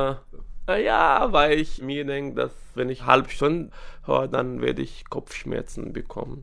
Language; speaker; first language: German; non-native, fluent; Arabic